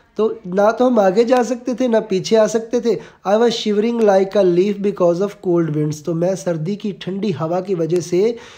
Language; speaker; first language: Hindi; non-native, local second language; Punjabi